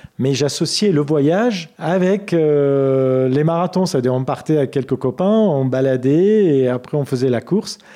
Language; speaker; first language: French; non-native, fluent; Armenian